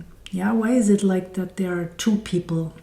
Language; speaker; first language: English; non-native, fluent; German